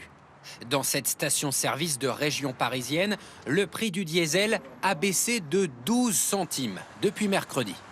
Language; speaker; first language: French; native; French